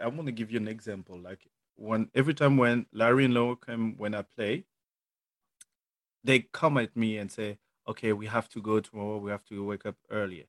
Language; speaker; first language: English; non-native, fluent; French